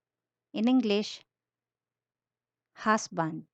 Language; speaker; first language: English; non-native, local second language; Filipino